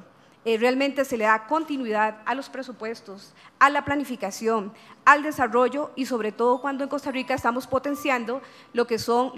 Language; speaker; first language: Spanish; native; Spanish